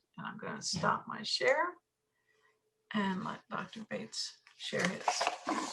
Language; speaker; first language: English; native; English